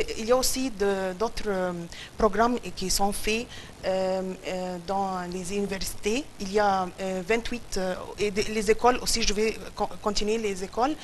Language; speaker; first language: French; non-native, fluent; Arabic